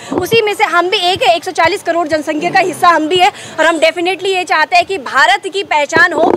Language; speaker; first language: Hindi; native; Hindi